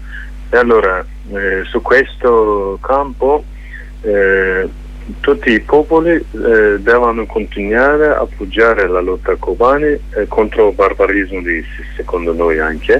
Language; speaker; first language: Italian; non-native, learner; Kurdish